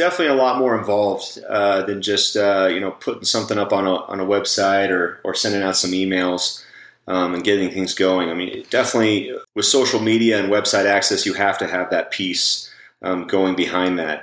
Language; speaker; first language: English; native; English